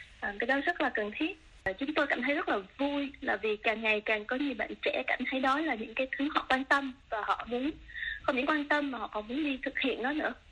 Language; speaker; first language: Vietnamese; early bilingual, other home language; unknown